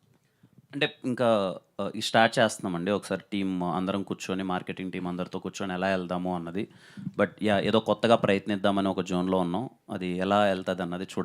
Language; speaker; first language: Telugu; native; Telugu